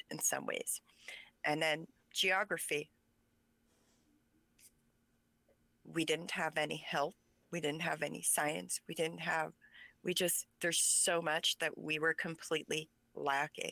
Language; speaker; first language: English; early bilingual, other home language; Pennsylvania German